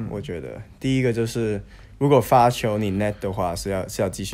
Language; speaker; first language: Chinese; non-native, local second language; Cantonese